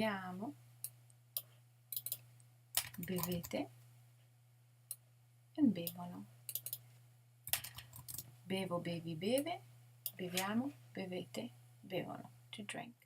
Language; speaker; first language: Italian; non-native, fluent; English